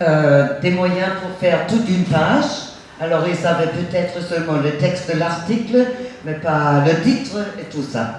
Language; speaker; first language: French; non-native, fluent; German